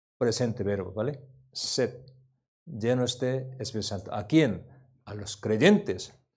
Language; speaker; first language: Spanish; non-native, learner; Korean